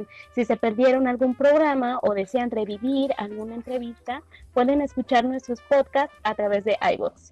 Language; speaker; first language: Spanish; native; Spanish